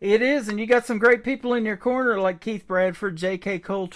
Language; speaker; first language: English; native; English